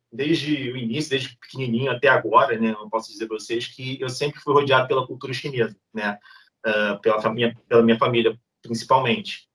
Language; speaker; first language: Portuguese; native; Portuguese